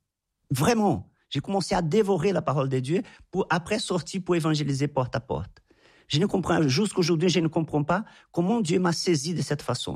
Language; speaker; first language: French; non-native, fluent; Portuguese